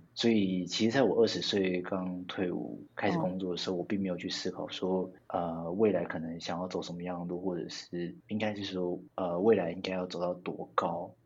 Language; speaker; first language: Chinese; native; Chinese